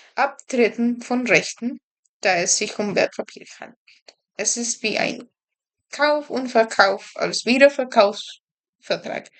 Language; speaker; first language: German; non-native, learner; Spanish